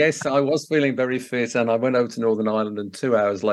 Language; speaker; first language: English; native; English